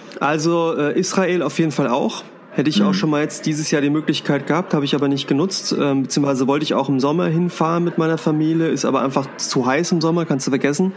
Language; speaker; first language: German; native; German